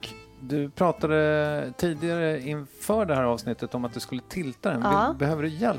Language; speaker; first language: Swedish; native; Swedish